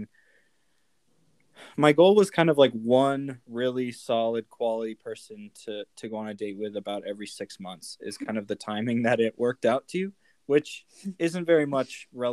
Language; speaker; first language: English; native; English